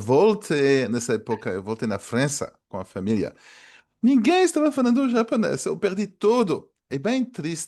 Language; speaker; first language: Portuguese; non-native, fluent; French